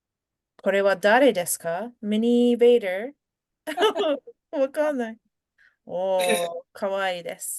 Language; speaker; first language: Japanese; non-native, fluent; English